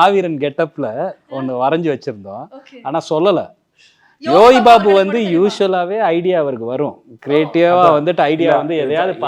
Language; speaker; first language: Tamil; native; Tamil